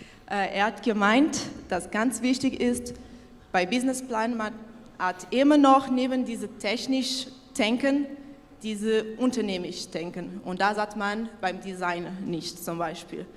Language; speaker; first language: German; non-native, local second language; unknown